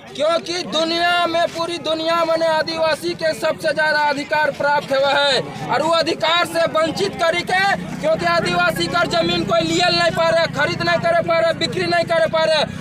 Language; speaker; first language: Hindi; non-native, local second language; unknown